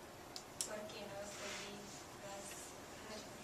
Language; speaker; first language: Spanish; non-native, learner; English